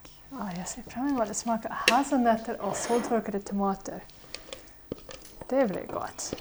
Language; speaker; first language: Swedish; non-native, fluent; English